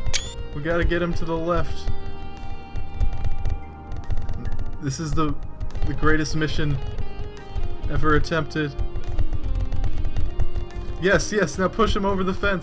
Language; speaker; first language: English; native; English